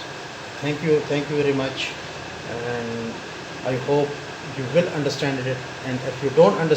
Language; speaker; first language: English; non-native, local second language; Pashto